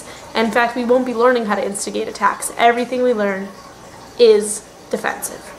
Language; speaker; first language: English; native; English